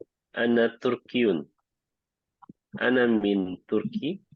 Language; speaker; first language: Arabic; non-native, learner; Indonesian